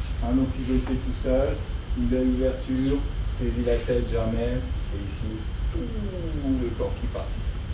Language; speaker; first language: French; native; French